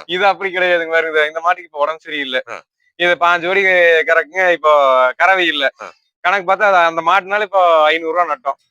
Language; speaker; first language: Tamil; native; Tamil